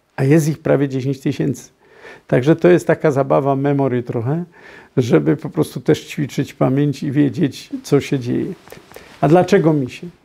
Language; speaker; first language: Polish; native; Polish